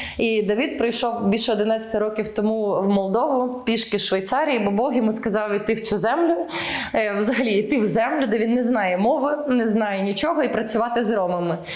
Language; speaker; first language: Ukrainian; early bilingual, heritage; Ukrainian